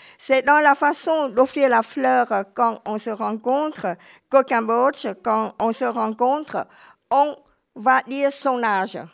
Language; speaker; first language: French; non-native, fluent; Khmer